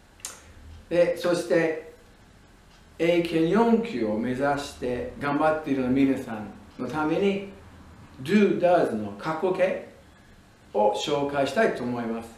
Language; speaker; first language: Japanese; non-native, fluent; English